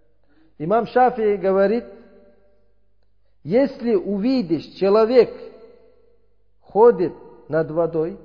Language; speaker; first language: Russian; non-native, learner; Uzbek